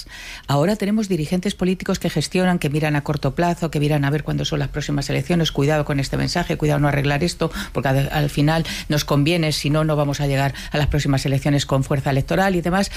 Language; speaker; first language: Spanish; native; Spanish